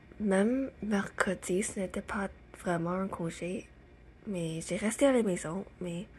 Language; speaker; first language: French; non-native, learner; English